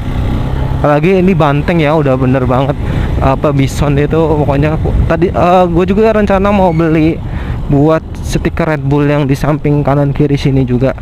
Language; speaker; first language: Indonesian; native; Indonesian